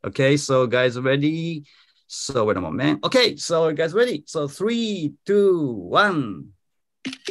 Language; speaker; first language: English; non-native, fluent; Japanese